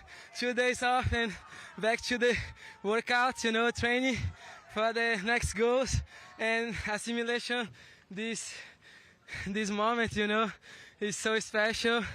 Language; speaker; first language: English; non-native, learner; Portuguese